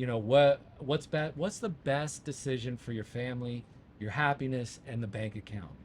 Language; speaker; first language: English; native; English